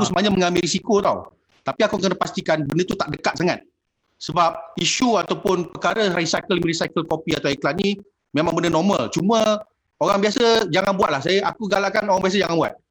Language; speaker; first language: Malay; native; Malay